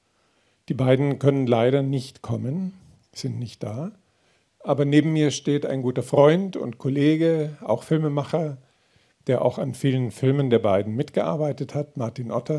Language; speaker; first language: German; native; German